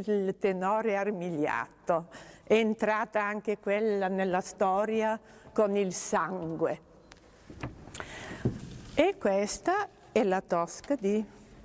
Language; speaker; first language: Italian; non-native, fluent; Bulgarian